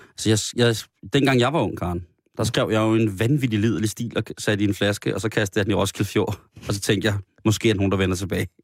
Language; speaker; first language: Danish; native; Danish